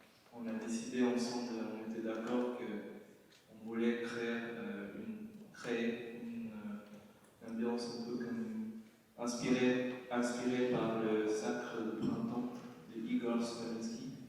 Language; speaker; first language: French; non-native, fluent; English